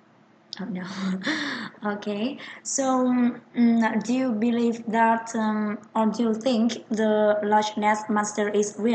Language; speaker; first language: English; non-native, fluent; Vietnamese